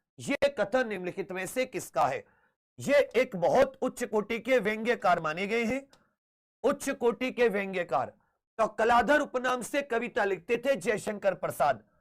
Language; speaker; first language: Hindi; native; Hindi